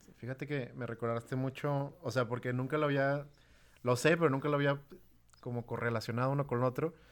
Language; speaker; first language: Spanish; native; Spanish